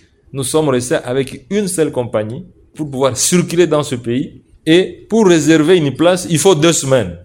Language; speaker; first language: French; non-native, local second language; Swahili